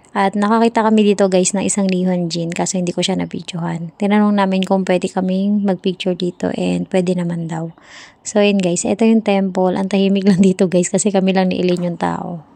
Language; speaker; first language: Filipino; native; Filipino